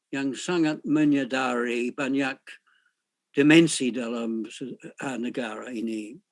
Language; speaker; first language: Indonesian; non-native, fluent; English